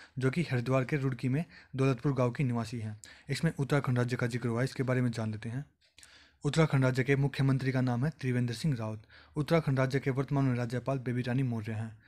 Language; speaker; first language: Hindi; native; Hindi